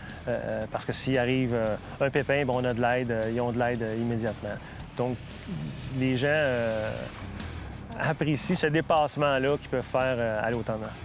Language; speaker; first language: French; native; French